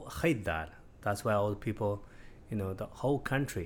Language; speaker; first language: English; non-native, fluent; Chinese